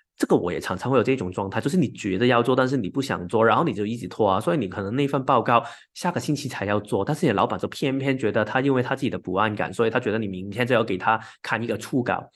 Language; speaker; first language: Chinese; non-native, local second language; Cantonese